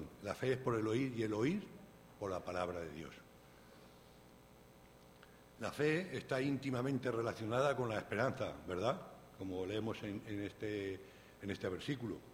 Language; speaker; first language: Spanish; native; Spanish